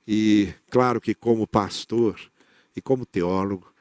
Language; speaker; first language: Portuguese; native; Portuguese